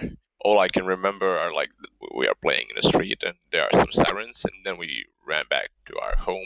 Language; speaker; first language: English; non-native, fluent; Bosnian